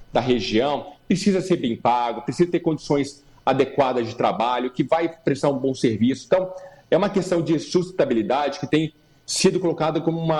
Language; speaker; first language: Portuguese; native; Portuguese